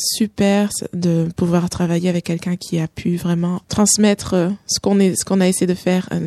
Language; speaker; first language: French; native; French